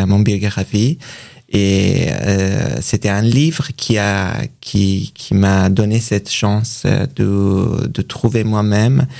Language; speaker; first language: French; non-native, learner; Persian